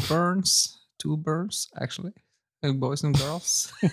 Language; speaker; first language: English; non-native, learner; Norwegian